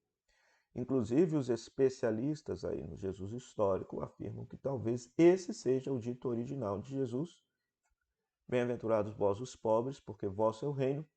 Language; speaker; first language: Portuguese; native; Portuguese